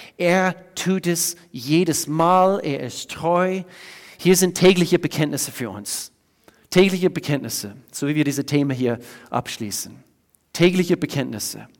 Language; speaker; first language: German; non-native, fluent; English